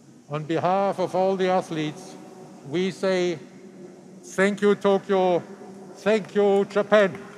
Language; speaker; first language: English; non-native, fluent; German